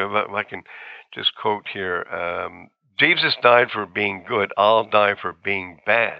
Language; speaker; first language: English; native; English